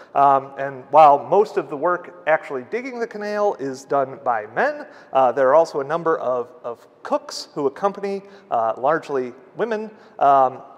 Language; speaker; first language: English; native; English